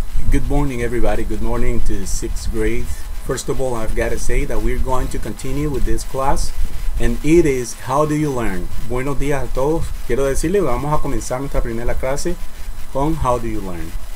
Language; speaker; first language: English; non-native, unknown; Spanish